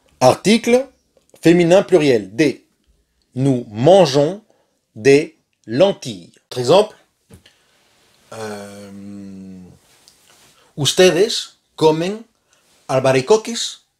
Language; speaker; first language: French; non-native, fluent; Spanish